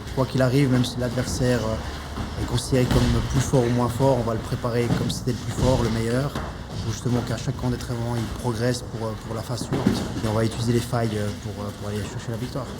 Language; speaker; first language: French; native; French